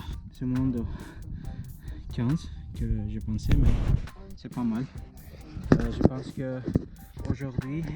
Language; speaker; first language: French; non-native, learner; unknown